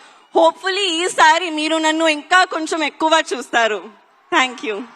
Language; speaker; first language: Telugu; non-native, fluent; Hindi